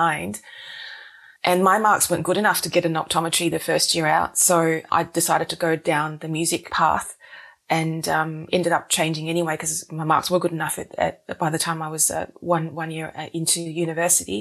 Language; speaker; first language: English; native; English